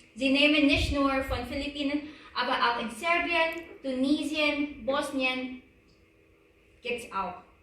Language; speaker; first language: German; non-native, learner; Filipino